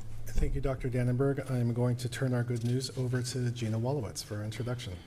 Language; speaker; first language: English; native; English